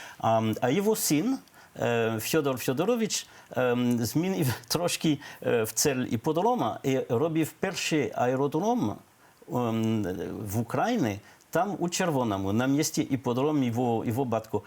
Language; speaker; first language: Ukrainian; non-native, learner; French